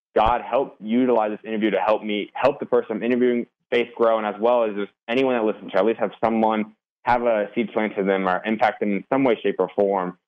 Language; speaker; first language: English; native; English